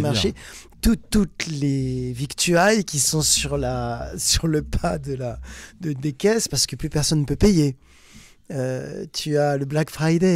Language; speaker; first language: French; native; French